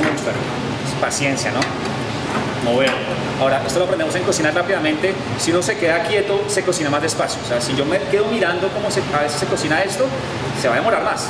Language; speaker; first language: Spanish; native; Spanish